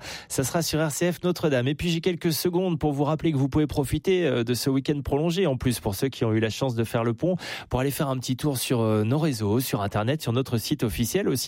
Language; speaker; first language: French; native; French